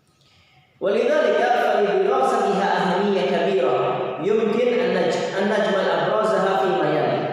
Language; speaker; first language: Arabic; non-native, fluent; Indonesian